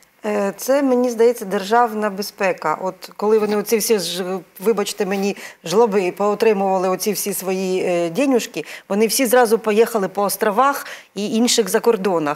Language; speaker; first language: Ukrainian; native; Ukrainian